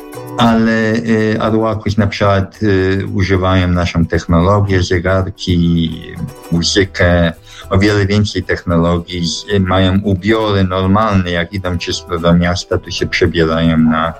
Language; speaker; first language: Polish; early bilingual, heritage; Polish